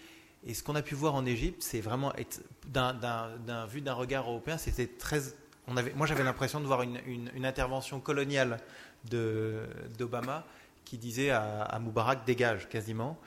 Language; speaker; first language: French; native; French